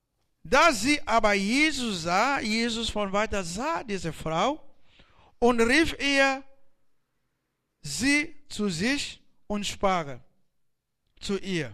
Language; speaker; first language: German; non-native, learner; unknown